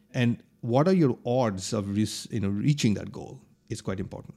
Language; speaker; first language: English; non-native, local second language; Bangla